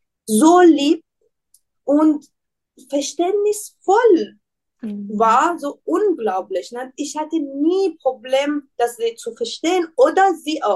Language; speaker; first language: German; non-native, learner; Persian